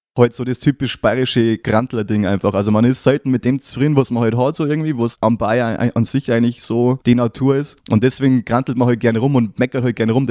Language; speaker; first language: German; native; German